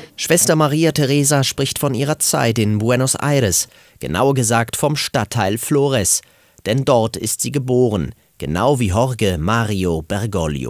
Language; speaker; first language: German; native; German